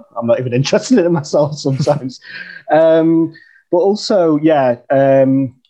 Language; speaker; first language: English; native; English